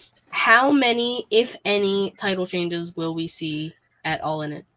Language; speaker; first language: English; native; English